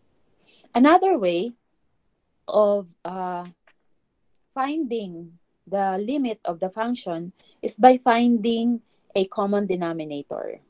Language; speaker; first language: English; non-native, local second language; Filipino